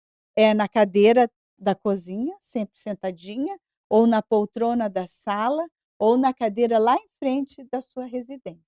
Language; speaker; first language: Portuguese; native; Portuguese